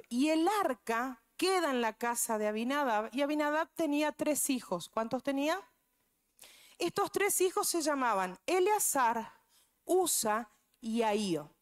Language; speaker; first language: Spanish; native; Spanish